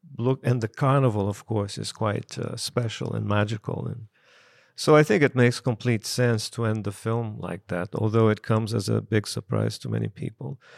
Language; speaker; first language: English; non-native, fluent; Portuguese